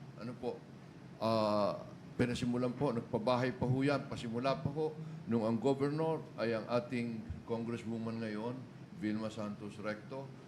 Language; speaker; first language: Filipino; native; Filipino